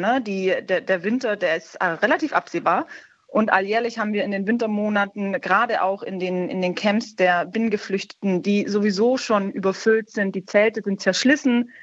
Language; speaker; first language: German; native; German